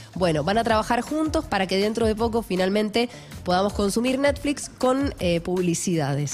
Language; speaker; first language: Spanish; native; Spanish